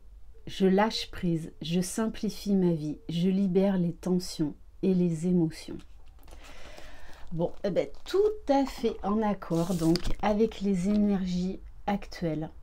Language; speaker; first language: French; native; French